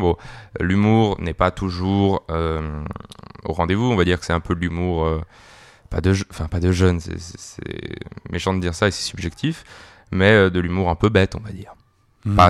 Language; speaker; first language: French; native; French